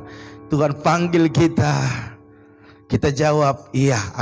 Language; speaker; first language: Indonesian; native; Indonesian